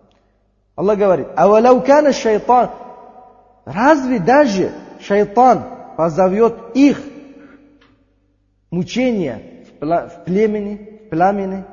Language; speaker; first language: Russian; non-native, learner; Uzbek